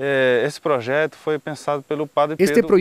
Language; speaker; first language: Spanish; non-native, learner; Portuguese